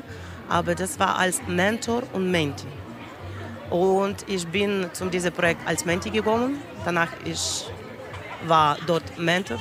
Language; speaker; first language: German; non-native, learner; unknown